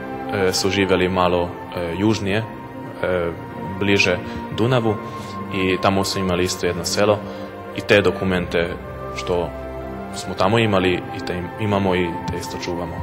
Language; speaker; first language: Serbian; non-native, local second language; Hungarian